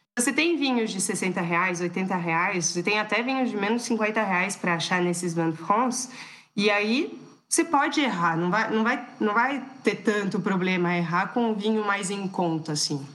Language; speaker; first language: Portuguese; non-native, fluent; French